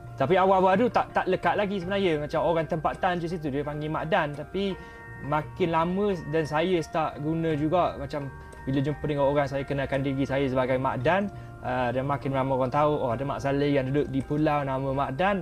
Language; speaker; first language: Malay; non-native, fluent; English